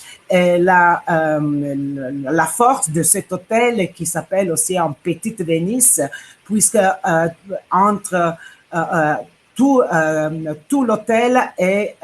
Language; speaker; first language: French; non-native, fluent; Italian